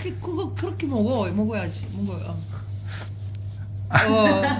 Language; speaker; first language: Korean; non-native, learner; Arabic